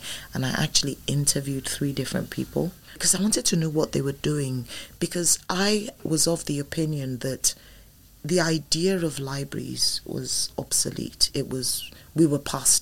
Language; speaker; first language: English; non-native, local second language; Yoruba